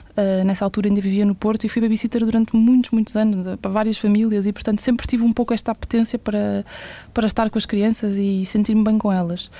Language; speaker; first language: Portuguese; early bilingual, other home language; English